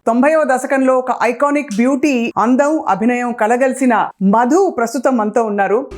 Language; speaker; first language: Telugu; native; Telugu